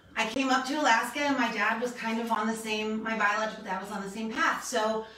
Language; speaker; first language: English; native; English